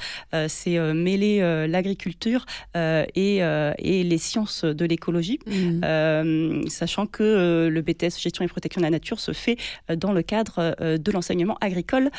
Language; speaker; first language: French; native; French